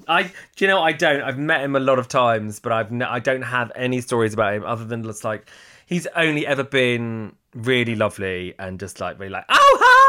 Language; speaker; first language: English; native; English